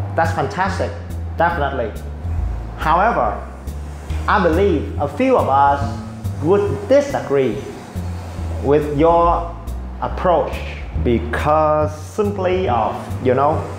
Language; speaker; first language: English; non-native, fluent; Vietnamese